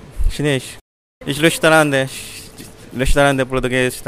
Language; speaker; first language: Portuguese; non-native, learner; Chinese